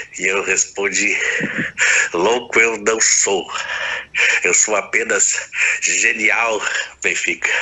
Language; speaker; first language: Portuguese; native; Portuguese